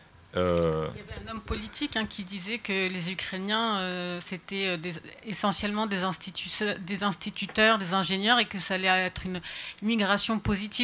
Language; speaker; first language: French; native; French